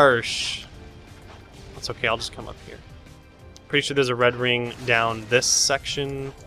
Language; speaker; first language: English; native; English